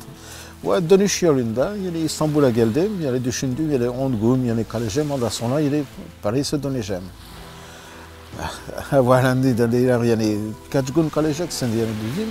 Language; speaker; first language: Turkish; non-native, learner; French